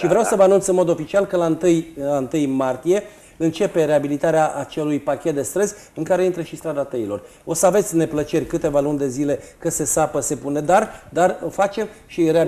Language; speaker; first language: Romanian; native; Romanian